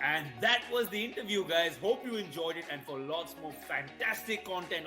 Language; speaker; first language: English; non-native, local second language; Hindi